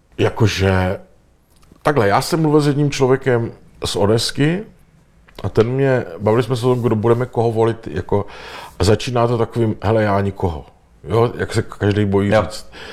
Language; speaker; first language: Czech; native; Czech